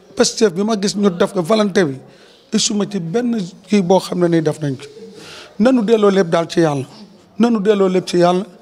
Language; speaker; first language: Wolof; native; Wolof